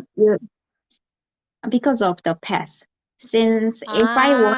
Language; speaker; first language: English; non-native, learner; Korean